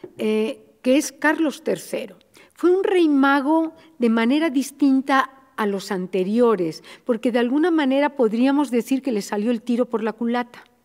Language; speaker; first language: Spanish; native; Spanish